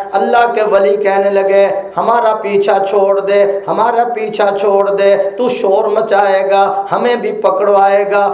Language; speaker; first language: Urdu; non-native, local second language; Punjabi